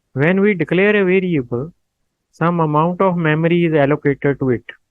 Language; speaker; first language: English; non-native, local second language; Punjabi